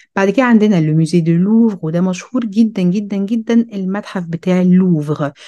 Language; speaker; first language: Arabic; early bilingual, heritage; Arabic